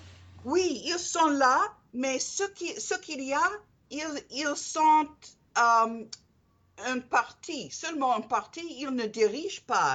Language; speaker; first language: French; non-native, learner; English